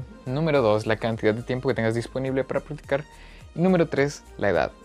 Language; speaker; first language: Spanish; native; Spanish